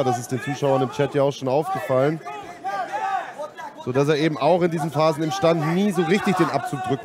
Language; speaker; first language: German; native; German